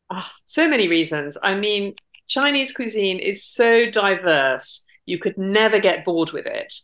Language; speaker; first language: English; native; English